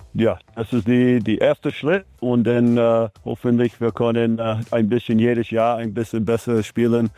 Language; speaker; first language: German; non-native, fluent; English